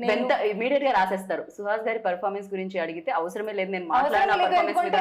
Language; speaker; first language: Telugu; native; Telugu